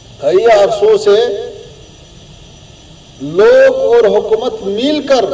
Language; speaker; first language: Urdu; non-native, fluent; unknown